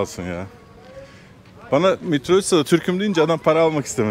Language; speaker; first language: Turkish; native; Turkish